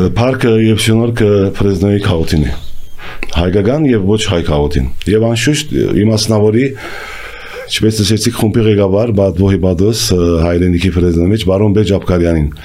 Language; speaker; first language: Armenian; early bilingual, heritage; Armenian